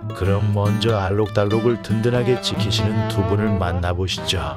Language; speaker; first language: Korean; native; Korean